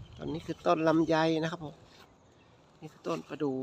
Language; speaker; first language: Thai; native; Thai